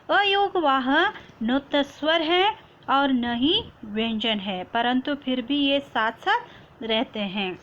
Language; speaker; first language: Hindi; non-native, local second language; Kannada